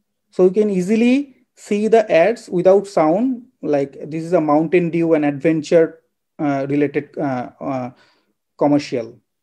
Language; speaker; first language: English; non-native, local second language; Bangla